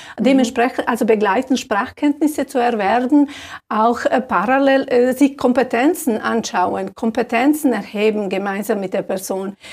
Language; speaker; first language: German; non-native, fluent; Serbian